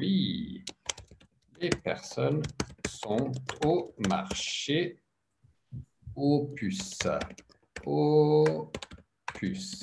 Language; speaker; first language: French; non-native, learner; English